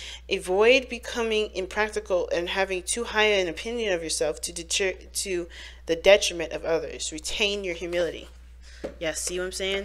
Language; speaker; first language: English; native; English